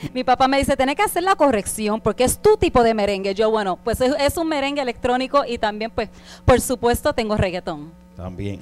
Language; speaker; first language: Spanish; native; Spanish